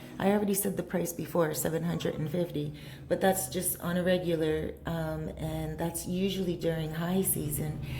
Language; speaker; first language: English; native; English